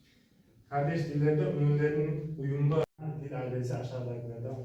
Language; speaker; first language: Turkish; non-native, learner; Uzbek